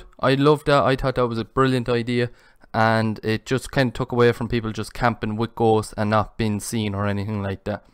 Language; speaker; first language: English; native; English